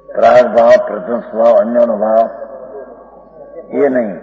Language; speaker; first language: Hindi; non-native, local second language; Gujarati